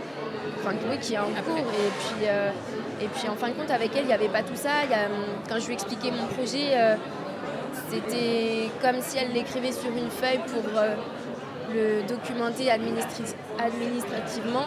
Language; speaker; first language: French; native; French